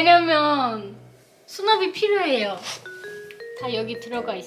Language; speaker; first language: Korean; non-native, fluent; Turkish